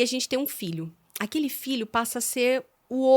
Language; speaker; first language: Portuguese; native; Portuguese